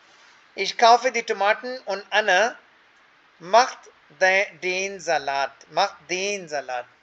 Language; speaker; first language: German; non-native, fluent; Hindi